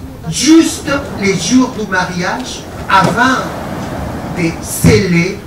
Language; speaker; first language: French; non-native, fluent; Spanish